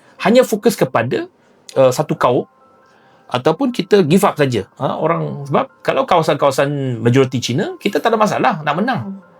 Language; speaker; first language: Malay; non-native, local second language; Chinese